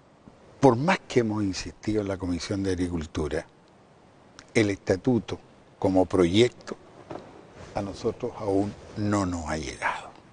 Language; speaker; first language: Spanish; native; Spanish